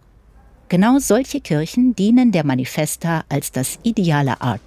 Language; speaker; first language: German; native; German